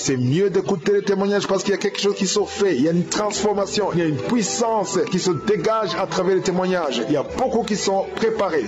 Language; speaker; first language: French; non-native, local second language; Rundi